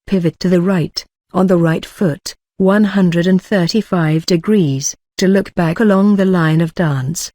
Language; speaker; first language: English; native; English